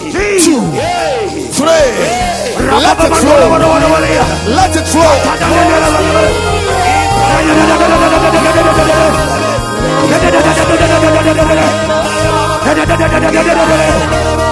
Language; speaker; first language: English; non-native, local second language; Akan